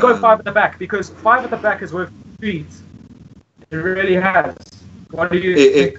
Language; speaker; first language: English; native; English